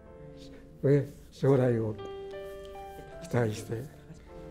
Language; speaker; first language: Japanese; native; Japanese